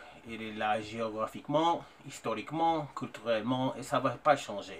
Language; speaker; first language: French; non-native, fluent; English